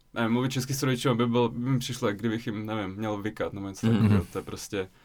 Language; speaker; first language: Czech; early bilingual, other home language; Russian